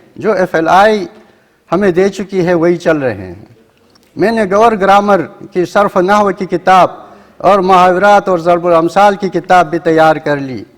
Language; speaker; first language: Urdu; non-native, local second language; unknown